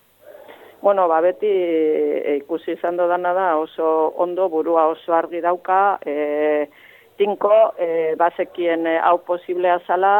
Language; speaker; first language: Basque; native; Basque